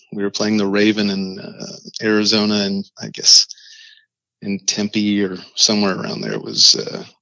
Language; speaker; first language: English; native; English